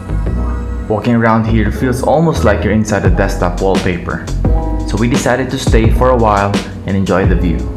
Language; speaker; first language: English; non-native, local second language; Filipino